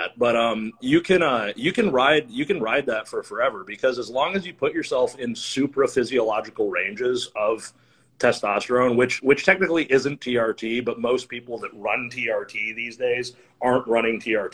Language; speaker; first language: English; native; English